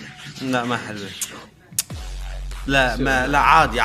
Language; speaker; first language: Arabic; native; Arabic